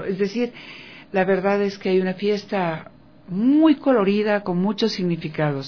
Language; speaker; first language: Spanish; native; Spanish